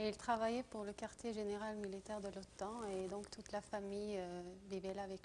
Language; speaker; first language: French; non-native, fluent; Norwegian